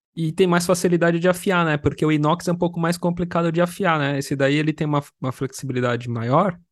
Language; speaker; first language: Portuguese; native; Portuguese